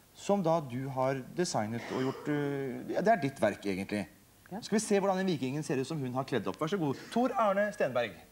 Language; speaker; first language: Norwegian; native; Norwegian